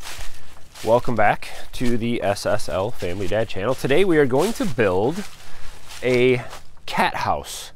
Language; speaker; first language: English; native; English